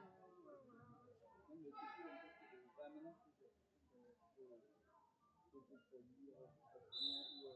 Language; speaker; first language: French; native; French